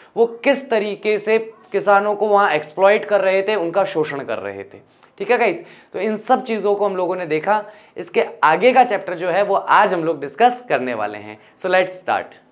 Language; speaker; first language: Hindi; native; Hindi